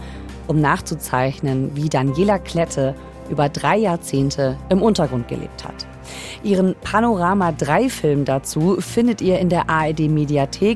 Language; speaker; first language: German; native; German